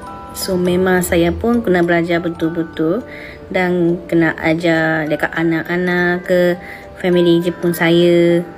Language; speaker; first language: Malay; non-native, fluent; Japanese